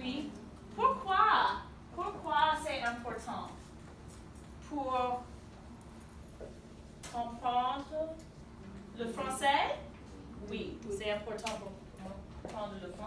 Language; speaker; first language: French; non-native, fluent; English